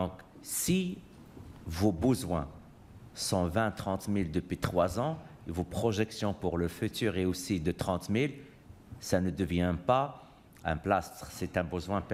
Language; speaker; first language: French; native; French